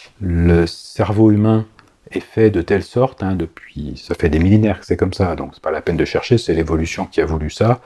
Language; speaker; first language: French; native; French